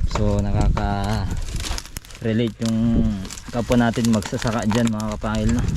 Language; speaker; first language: Filipino; native; Filipino